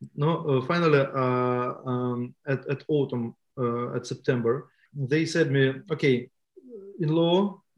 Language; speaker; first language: English; non-native, learner; Estonian